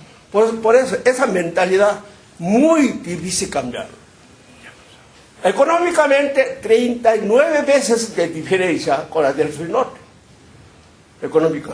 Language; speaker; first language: Spanish; non-native, fluent; Korean